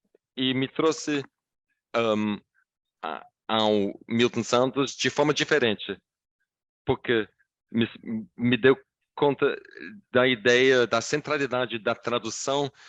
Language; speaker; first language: Portuguese; non-native, fluent; English